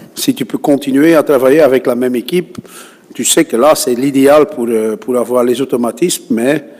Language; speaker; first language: French; non-native, fluent; Dutch